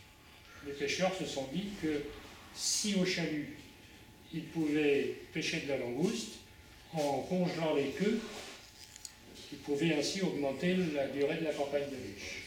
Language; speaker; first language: French; native; French